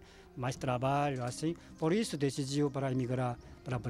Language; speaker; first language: Portuguese; non-native, learner; Korean